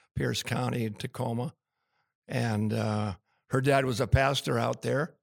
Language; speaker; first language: English; native; English